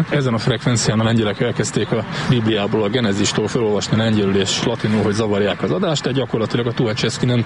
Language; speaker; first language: Hungarian; native; Hungarian